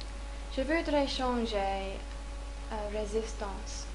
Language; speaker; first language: French; non-native, learner; English